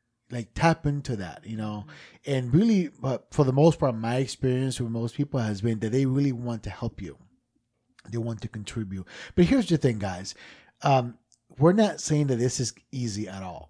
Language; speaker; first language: English; early bilingual, other home language; Spanish